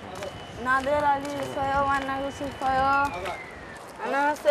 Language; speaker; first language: Korean; non-native, learner; Bangla